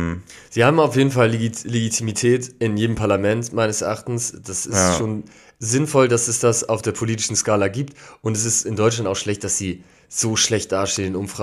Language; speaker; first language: German; native; German